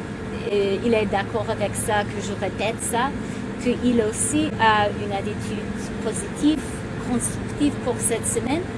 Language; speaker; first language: French; non-native, local second language; English